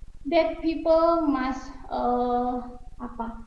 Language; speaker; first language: English; non-native, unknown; Indonesian